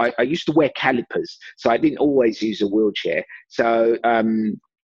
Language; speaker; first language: English; native; English